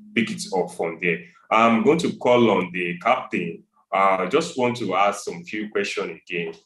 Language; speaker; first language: English; non-native, local second language; Yoruba